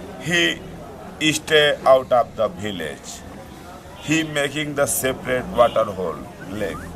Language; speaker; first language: English; non-native, learner; Hindi